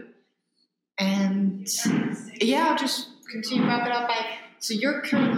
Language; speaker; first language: English; non-native, local second language; French